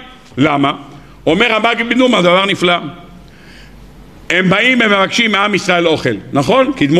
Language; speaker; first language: Hebrew; native; Hebrew